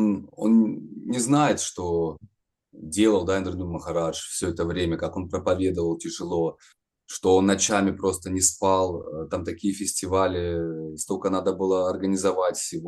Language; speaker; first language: Russian; native; Russian